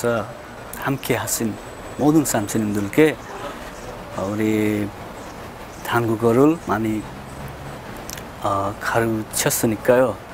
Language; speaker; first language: Korean; non-native, learner; Nepali